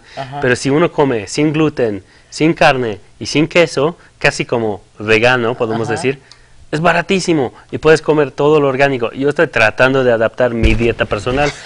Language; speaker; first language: Spanish; non-native, fluent; French